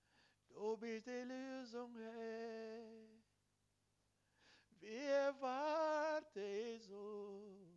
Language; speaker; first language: German; non-native, learner; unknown